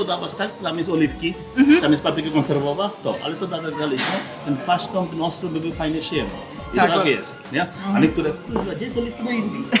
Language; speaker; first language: Polish; non-native, learner; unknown